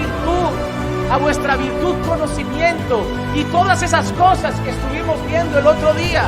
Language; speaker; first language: Spanish; native; Spanish